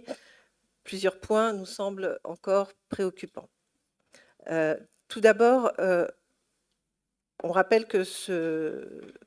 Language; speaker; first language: French; native; French